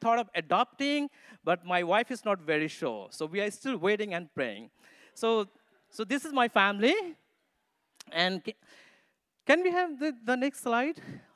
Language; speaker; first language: English; non-native, local second language; Nepali